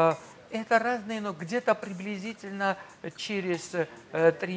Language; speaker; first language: Russian; non-native, fluent; Georgian